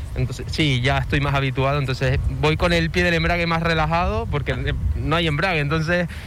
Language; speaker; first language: Spanish; native; Spanish